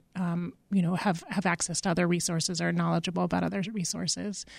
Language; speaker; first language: English; native; English